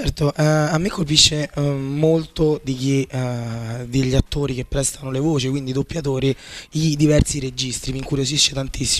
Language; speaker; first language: Italian; native; Italian